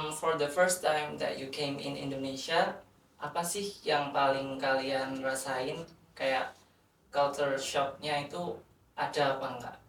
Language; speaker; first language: Indonesian; native; Indonesian